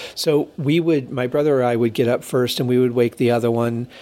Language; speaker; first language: English; native; English